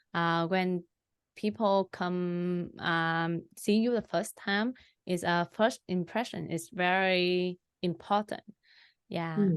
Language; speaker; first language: English; non-native, learner; Vietnamese